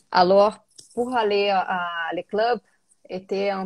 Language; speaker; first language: French; non-native, learner; Portuguese